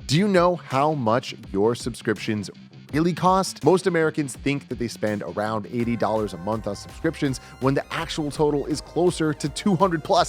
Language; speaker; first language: English; native; English